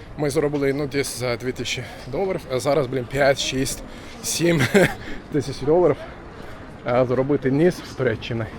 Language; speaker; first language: Ukrainian; non-native, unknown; Turkish